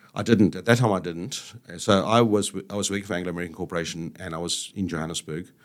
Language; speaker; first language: English; native; English